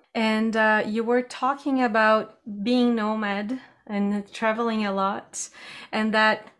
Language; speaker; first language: English; non-native, fluent; Portuguese